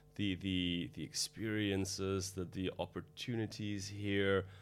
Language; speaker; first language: English; non-native, fluent; Dutch